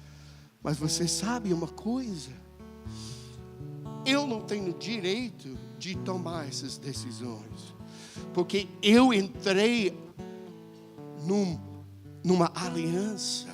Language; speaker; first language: Portuguese; non-native, fluent; English